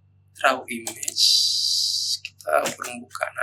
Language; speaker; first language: Indonesian; native; Indonesian